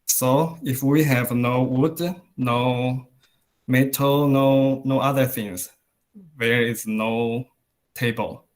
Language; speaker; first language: English; non-native, learner; Chinese